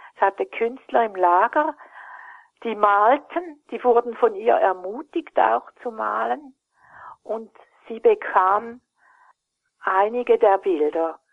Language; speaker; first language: German; native; German